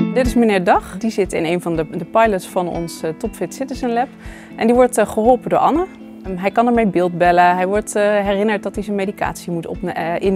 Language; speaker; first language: Dutch; native; Dutch